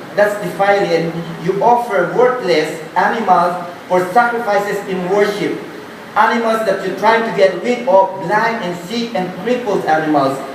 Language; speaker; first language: English; non-native, local second language; Filipino